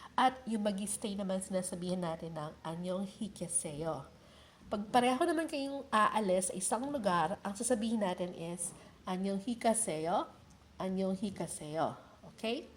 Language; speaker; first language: Filipino; native; Filipino